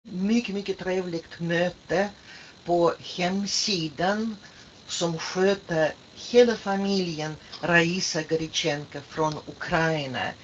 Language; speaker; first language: Swedish; non-native, fluent; Russian